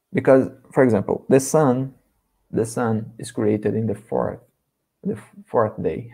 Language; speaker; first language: English; non-native, learner; Portuguese